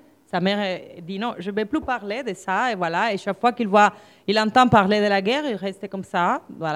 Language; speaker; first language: French; non-native, fluent; Spanish